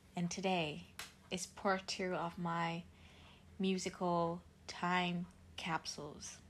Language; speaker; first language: English; non-native, local second language; Cantonese